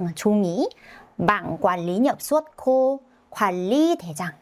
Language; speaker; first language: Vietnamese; non-native, fluent; Korean